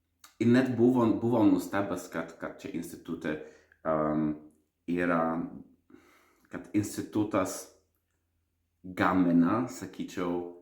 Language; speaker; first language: Lithuanian; non-native, learner; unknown